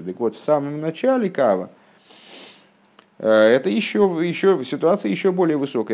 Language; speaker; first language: Russian; native; Russian